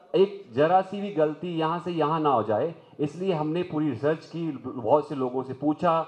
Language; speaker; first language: Hindi; native; Hindi